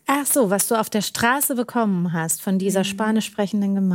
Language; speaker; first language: German; native; German